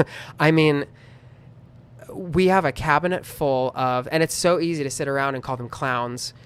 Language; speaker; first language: English; native; English